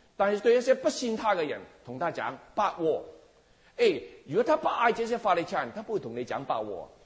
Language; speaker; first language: Chinese; non-native, local second language; Cantonese